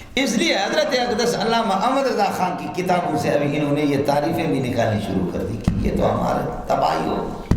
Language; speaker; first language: Urdu; non-native, local second language; Brahui